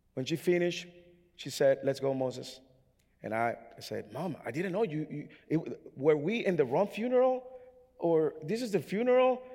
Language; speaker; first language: English; non-native, fluent; Spanish